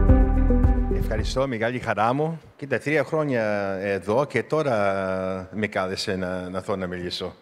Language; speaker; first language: Greek; early bilingual, heritage; Greek